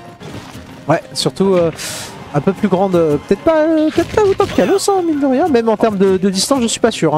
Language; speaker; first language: French; native; French